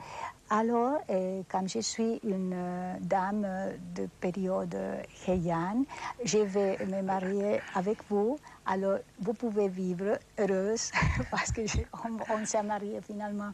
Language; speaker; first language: French; non-native, fluent; Spanish